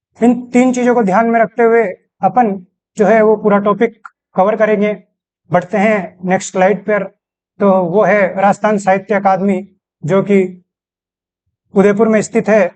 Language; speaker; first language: Hindi; native; Hindi